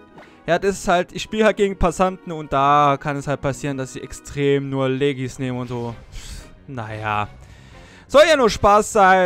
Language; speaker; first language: German; native; German